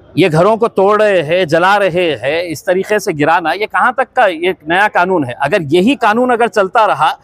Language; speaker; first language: Hindi; non-native, local second language; Marathi